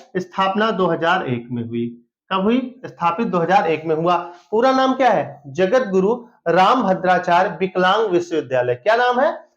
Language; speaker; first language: Hindi; native; Hindi